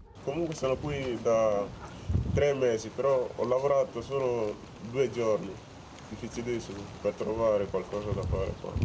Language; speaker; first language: Italian; non-native, learner; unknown